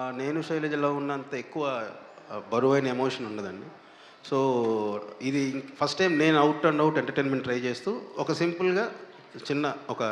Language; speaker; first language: Telugu; native; Telugu